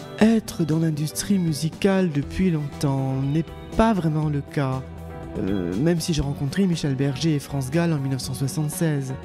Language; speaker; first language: French; native; French